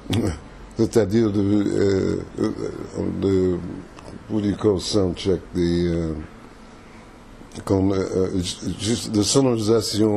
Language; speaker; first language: French; non-native, fluent; English